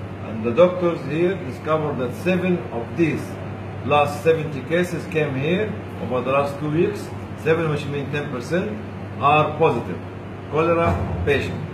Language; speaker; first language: English; non-native, fluent; Arabic